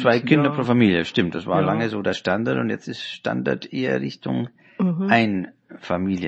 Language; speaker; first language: German; native; German